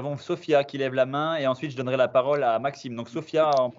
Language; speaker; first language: French; native; French